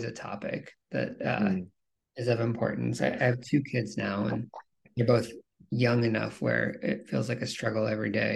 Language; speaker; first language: English; native; English